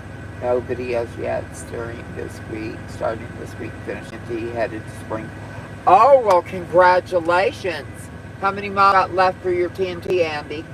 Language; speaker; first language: English; native; English